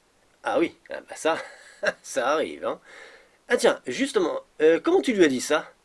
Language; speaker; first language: French; native; French